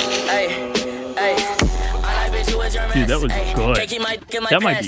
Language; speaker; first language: English; native; English